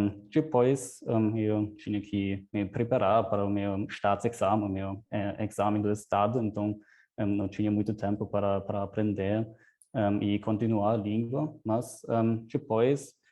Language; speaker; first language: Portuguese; non-native, fluent; German